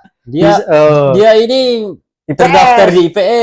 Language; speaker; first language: Indonesian; early bilingual, heritage; Japanese